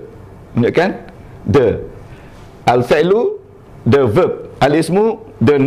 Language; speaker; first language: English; non-native, local second language; Malay